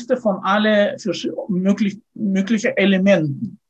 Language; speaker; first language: German; non-native, fluent; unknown